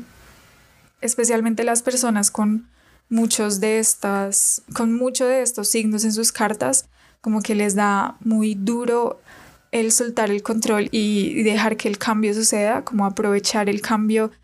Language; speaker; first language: Spanish; native; Spanish